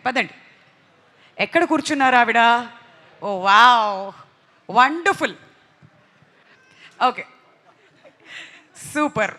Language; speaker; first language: Telugu; native; Telugu